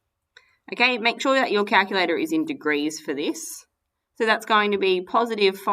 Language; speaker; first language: English; native; English